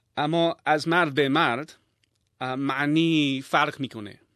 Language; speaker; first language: Persian; non-native, learner; English